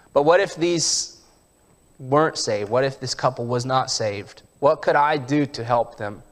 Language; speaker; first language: English; early bilingual, heritage; English